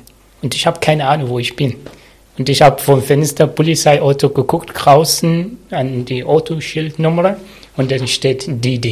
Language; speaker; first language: German; non-native, learner; Arabic